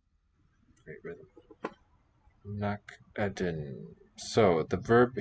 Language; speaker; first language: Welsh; non-native, learner; English